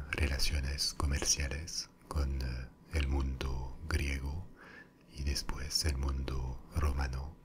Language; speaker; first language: Spanish; non-native, fluent; French